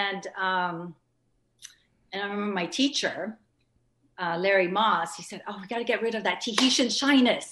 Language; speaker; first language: English; early bilingual, other home language; French